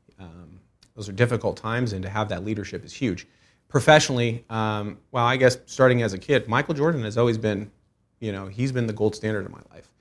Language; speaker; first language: English; early bilingual, other home language; Persian